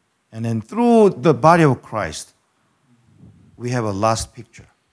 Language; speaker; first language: English; non-native, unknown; Korean